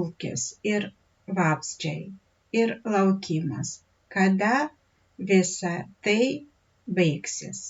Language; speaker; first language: Lithuanian; non-native, fluent; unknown